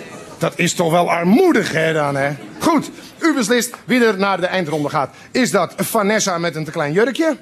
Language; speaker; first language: Dutch; native; Dutch